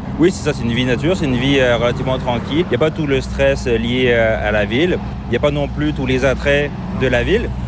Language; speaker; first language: French; native; French